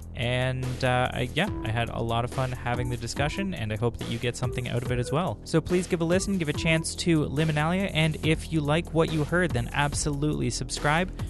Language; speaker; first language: English; native; English